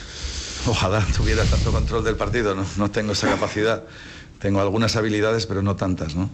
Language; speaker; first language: Spanish; native; Spanish